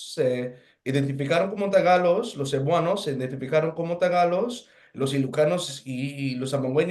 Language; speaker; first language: Spanish; non-native, fluent; English